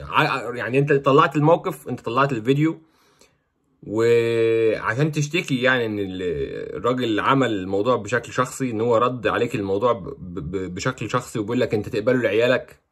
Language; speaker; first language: Arabic; native; Arabic